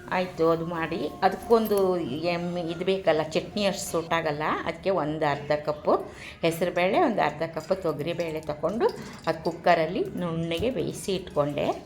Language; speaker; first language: Kannada; native; Kannada